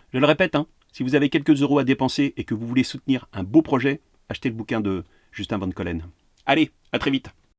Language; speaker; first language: French; native; French